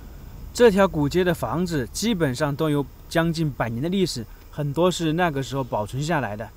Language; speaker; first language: Chinese; native; Chinese